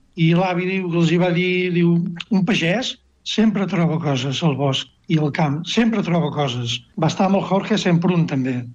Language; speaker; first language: Catalan; native; Catalan